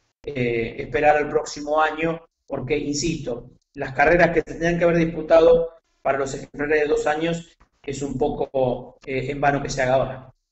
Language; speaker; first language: Spanish; native; Spanish